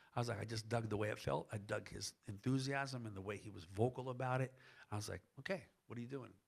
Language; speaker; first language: English; native; English